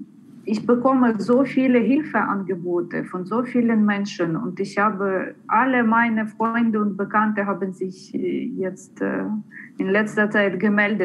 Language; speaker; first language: German; non-native, fluent; Ukrainian